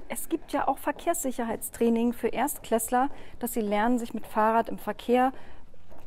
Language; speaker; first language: German; native; German